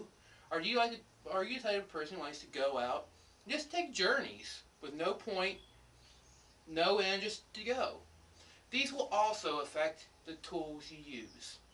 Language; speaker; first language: English; native; English